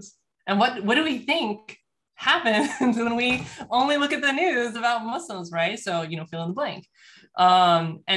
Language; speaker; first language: English; native; English